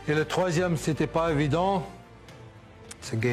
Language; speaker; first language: French; non-native, local second language; Dutch